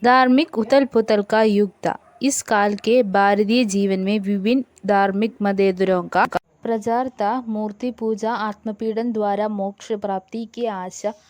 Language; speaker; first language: Hindi; non-native, local second language; Malayalam